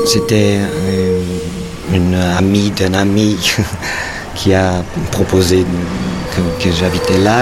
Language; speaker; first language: French; non-native, fluent; Portuguese